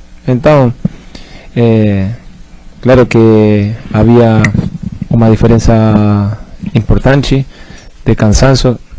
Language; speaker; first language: Portuguese; non-native, fluent; Spanish